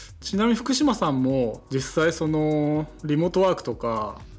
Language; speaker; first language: Japanese; native; Japanese